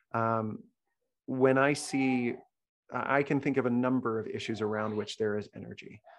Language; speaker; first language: English; native; English